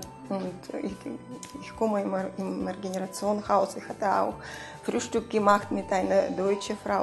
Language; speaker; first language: German; non-native, learner; Russian